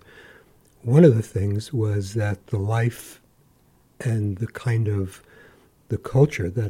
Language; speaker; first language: English; native; English